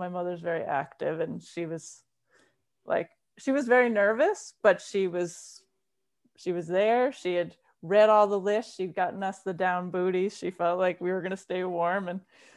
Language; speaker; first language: English; native; English